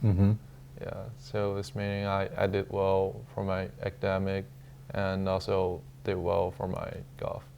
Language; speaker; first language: English; non-native, learner; Chinese